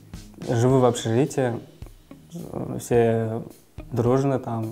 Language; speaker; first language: Russian; non-native, fluent; Uzbek